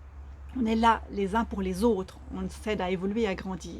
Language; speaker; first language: French; native; French